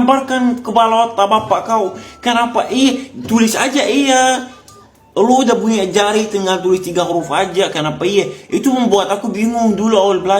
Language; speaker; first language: Indonesian; non-native, fluent; Arabic